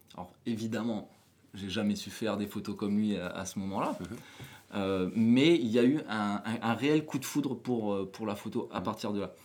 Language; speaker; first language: French; native; French